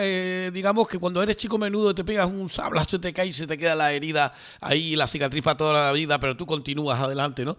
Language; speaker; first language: Spanish; native; Spanish